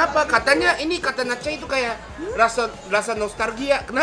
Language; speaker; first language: Indonesian; non-native, fluent; Japanese